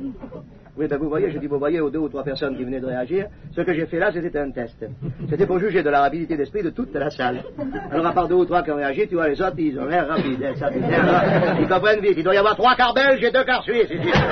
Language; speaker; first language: French; native; French